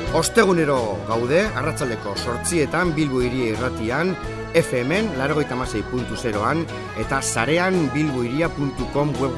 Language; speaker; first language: Basque; native; Basque